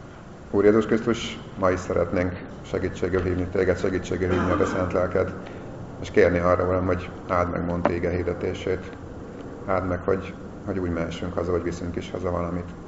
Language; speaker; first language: Hungarian; native; Hungarian